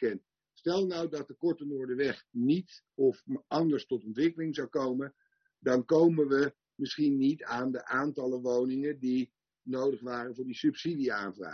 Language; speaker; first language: Dutch; native; Dutch